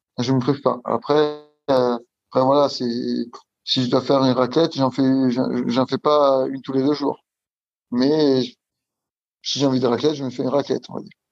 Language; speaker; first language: French; non-native, fluent; Italian